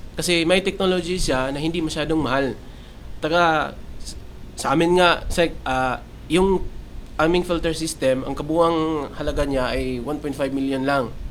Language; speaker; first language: Filipino; non-native, local second language; Cebuano